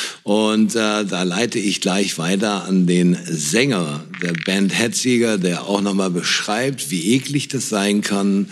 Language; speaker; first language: German; native; German